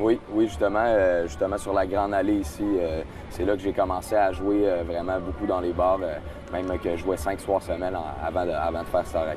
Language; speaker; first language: French; native; French